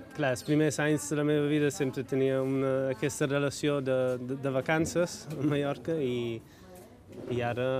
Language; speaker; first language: Catalan; non-native, fluent; German